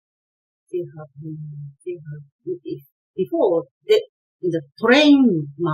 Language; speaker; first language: English; non-native, learner; Japanese